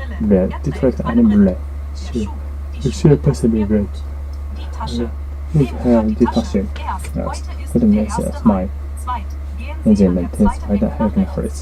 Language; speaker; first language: German; non-native, learner; Japanese